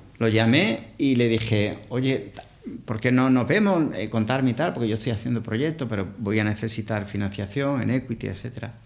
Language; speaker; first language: Spanish; native; Spanish